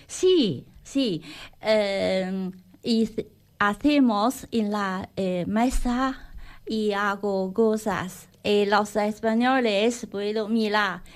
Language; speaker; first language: Spanish; non-native, learner; Chinese